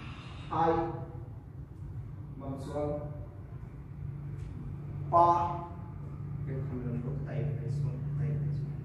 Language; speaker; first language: Vietnamese; non-native, learner; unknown